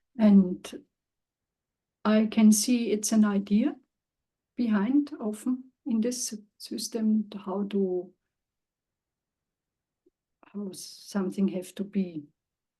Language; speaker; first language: English; non-native, learner; German